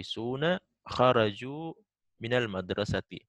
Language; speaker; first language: Arabic; non-native, fluent; Indonesian